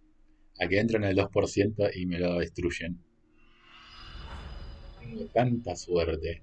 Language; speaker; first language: Spanish; native; Spanish